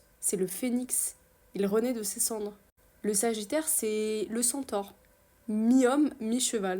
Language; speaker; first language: French; native; French